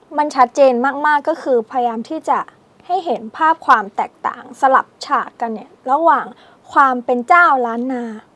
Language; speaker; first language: Thai; native; Thai